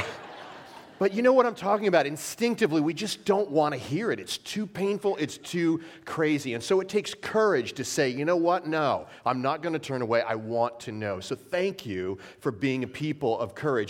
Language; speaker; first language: English; native; English